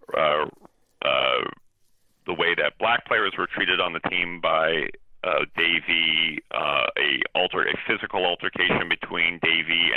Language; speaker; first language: English; native; English